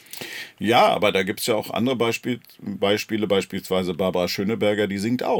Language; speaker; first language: German; native; German